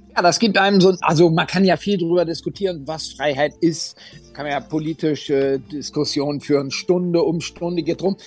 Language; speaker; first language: German; native; German